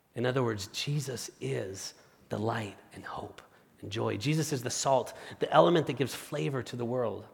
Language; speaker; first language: English; non-native, fluent; Spanish